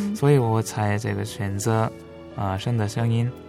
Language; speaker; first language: Chinese; non-native, learner; Korean